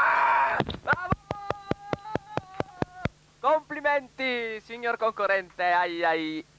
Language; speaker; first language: Italian; native; Italian